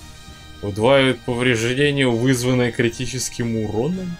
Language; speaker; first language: Russian; native; Russian